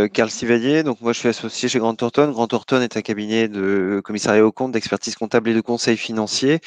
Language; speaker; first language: French; native; French